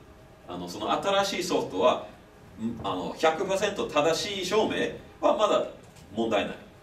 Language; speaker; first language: Japanese; non-native, fluent; English